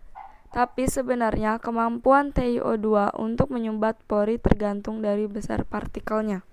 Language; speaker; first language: Indonesian; native; Indonesian